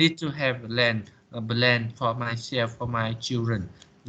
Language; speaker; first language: English; non-native, learner; Vietnamese